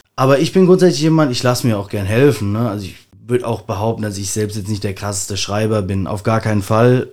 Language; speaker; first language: German; native; German